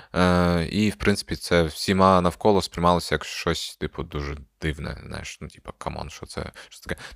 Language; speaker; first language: Ukrainian; non-native, local second language; Russian